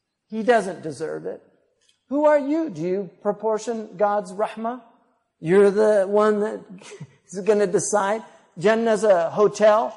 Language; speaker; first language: English; native; English